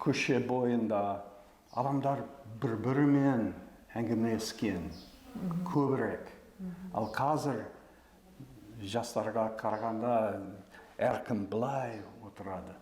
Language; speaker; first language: Kazakh; non-native, fluent; English